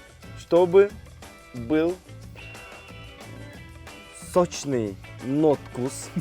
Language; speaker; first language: Russian; native; Russian